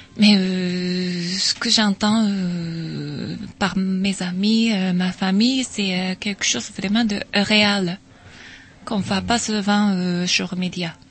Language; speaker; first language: French; non-native, learner; Japanese